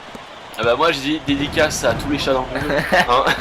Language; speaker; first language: French; native; French